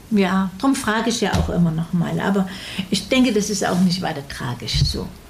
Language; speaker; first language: German; native; German